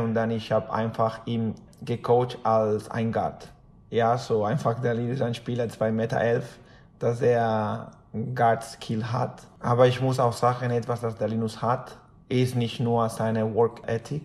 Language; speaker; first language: German; non-native, fluent; Spanish